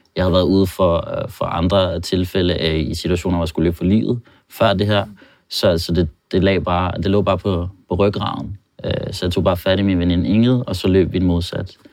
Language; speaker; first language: Danish; non-native, fluent; Norwegian